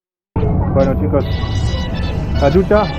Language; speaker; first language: Spanish; non-native, learner; French